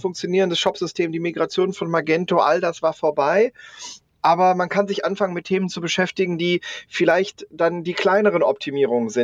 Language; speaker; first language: German; native; German